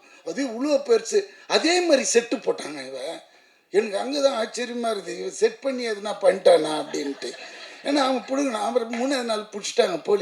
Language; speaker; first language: Tamil; native; Tamil